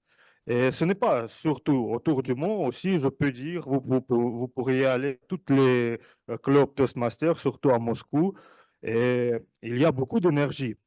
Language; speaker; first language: French; non-native, fluent; Russian